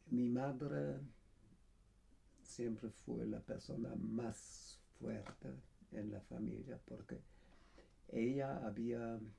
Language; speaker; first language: Spanish; non-native, fluent; German